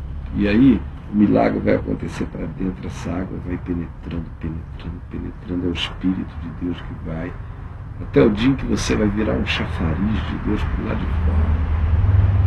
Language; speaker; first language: Portuguese; native; Portuguese